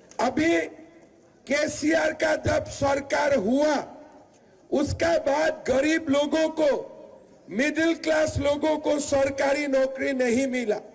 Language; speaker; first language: Hindi; non-native, local second language; Assamese